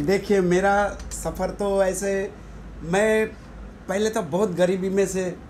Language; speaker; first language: Hindi; non-native, local second language; Gujarati